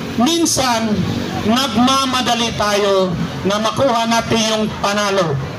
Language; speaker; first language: Filipino; non-native, local second language; Cebuano